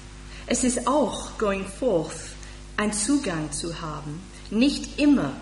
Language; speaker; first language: German; non-native, fluent; English